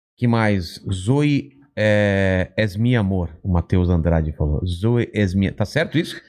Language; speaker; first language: Portuguese; native; Portuguese